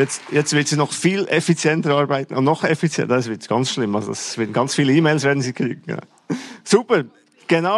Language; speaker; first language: German; native; German